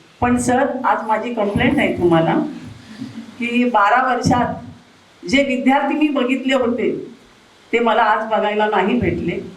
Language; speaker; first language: Marathi; native; Marathi